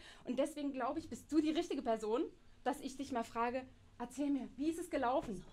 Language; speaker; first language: German; native; German